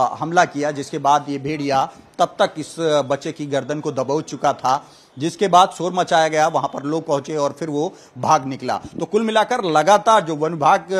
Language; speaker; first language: Hindi; native; Hindi